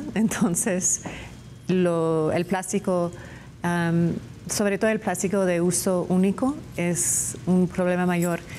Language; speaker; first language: Spanish; non-native, fluent; English